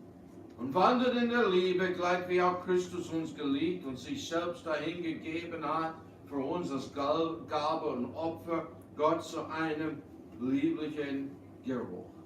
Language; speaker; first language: German; early bilingual, heritage; English